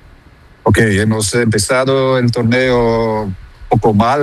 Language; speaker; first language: Spanish; non-native, learner; Dutch